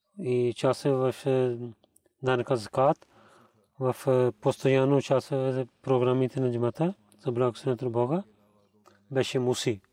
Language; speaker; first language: Bulgarian; non-native, learner; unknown